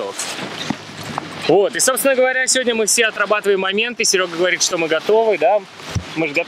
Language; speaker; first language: Russian; native; Russian